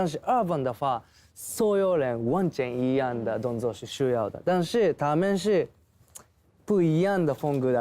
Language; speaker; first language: Chinese; non-native, learner; Japanese